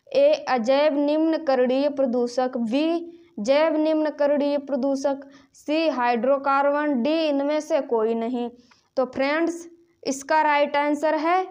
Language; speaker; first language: Hindi; native; Hindi